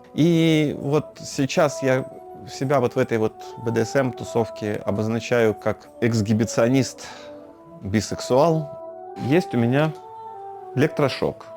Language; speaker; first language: Russian; native; Russian